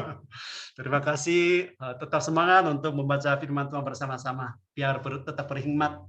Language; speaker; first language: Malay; non-native, fluent; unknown